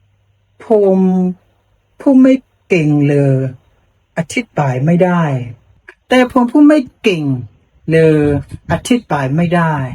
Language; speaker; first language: Thai; non-native, fluent; Burmese